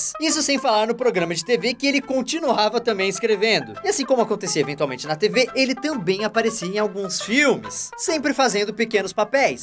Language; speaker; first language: Portuguese; native; Portuguese